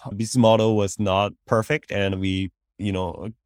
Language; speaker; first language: English; non-native, fluent; Chinese